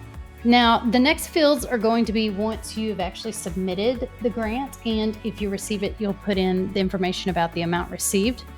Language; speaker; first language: English; native; English